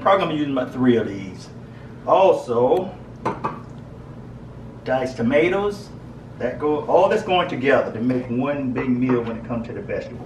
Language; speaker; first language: English; native; English